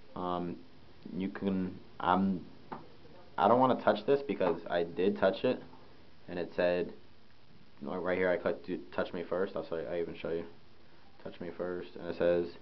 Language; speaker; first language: English; native; English